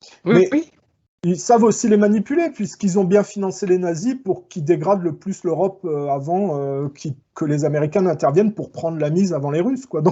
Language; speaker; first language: French; native; French